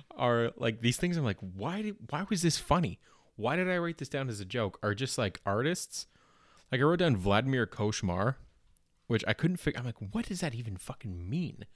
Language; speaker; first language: English; native; English